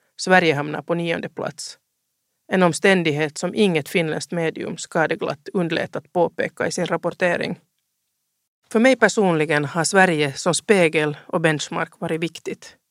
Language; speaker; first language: Swedish; native; Swedish